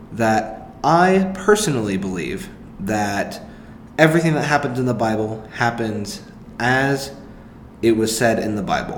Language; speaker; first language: English; native; English